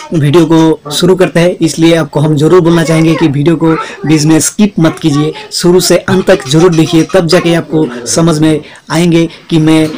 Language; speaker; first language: Hindi; native; Hindi